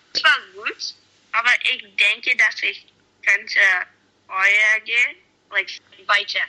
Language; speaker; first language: German; non-native, learner; English